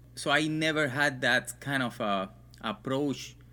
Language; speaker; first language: English; non-native, fluent; Spanish